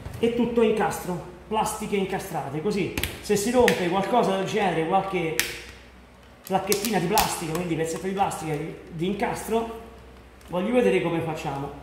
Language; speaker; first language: Italian; native; Italian